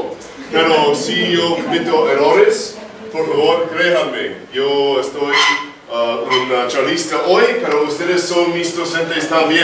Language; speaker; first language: Spanish; non-native, learner; English